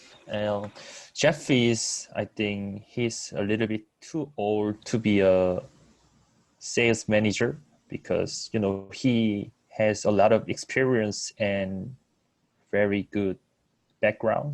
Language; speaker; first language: English; non-native, fluent; Korean